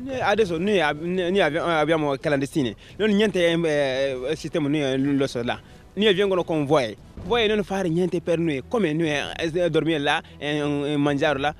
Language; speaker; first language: Italian; non-native, learner; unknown